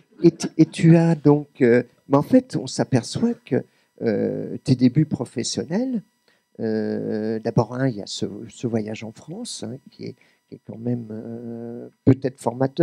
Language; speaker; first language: French; native; French